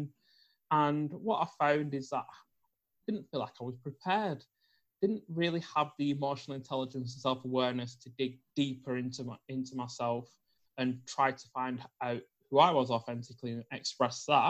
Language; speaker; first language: English; native; English